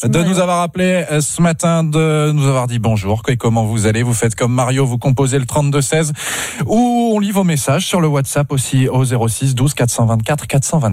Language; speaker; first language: French; native; French